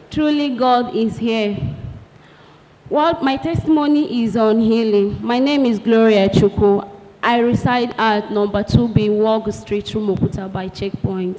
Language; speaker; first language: English; non-native, local second language; Igbo